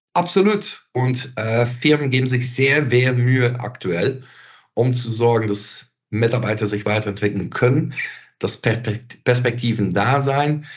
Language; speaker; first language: German; non-native, fluent; Dutch